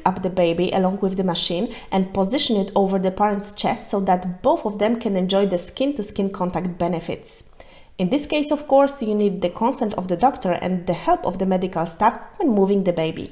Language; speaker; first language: English; non-native, fluent; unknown